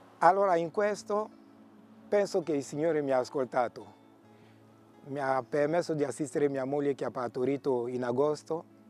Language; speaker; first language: Italian; non-native, fluent; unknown